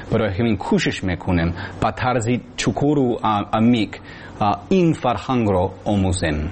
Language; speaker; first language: Tajik; non-native, learner; English